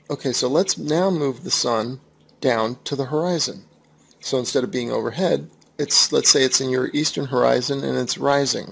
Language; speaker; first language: English; native; English